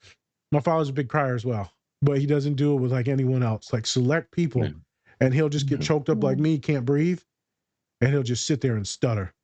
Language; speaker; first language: English; native; English